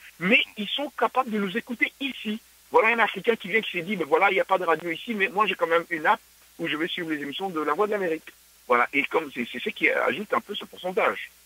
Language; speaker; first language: French; non-native, local second language; Luba-Lulua